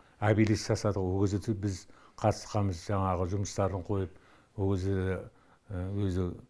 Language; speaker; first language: Kazakh; native; Kazakh